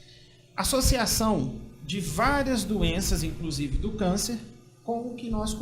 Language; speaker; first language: Portuguese; native; Portuguese